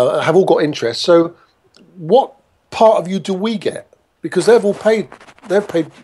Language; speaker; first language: English; native; English